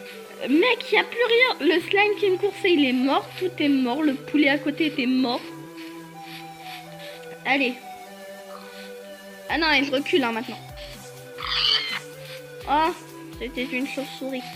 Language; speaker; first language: French; native; French